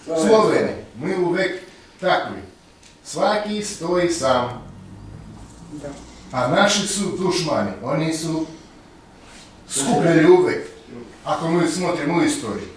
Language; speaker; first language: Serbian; non-native, fluent; Russian